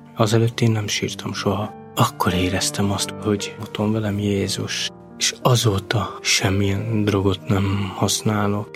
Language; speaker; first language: Hungarian; non-native, local second language; Romany